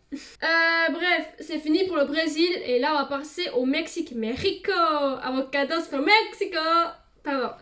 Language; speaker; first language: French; early bilingual, other home language; Portuguese